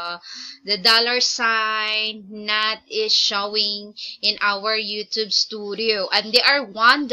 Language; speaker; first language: English; non-native, local second language; Filipino